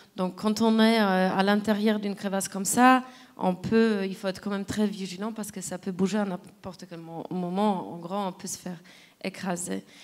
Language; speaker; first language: French; non-native, fluent; Polish